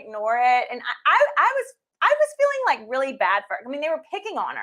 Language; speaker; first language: English; native; English